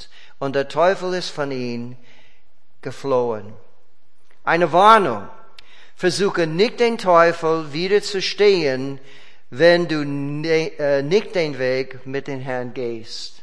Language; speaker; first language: German; non-native, fluent; English